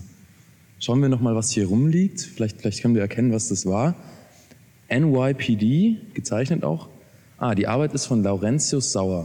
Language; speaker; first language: German; native; German